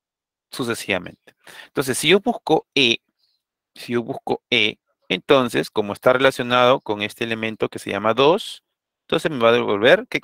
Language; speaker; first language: Spanish; native; Spanish